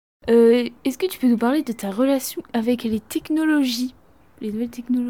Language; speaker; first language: French; native; French